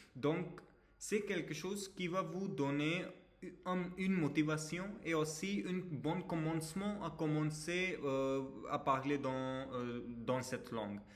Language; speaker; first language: French; non-native, fluent; Hindi